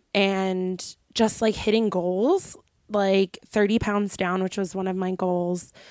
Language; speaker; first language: English; native; English